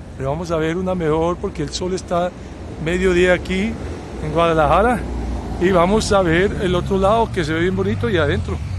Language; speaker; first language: Spanish; early bilingual, heritage; Spanish